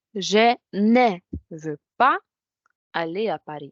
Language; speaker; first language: French; non-native, fluent; Ukrainian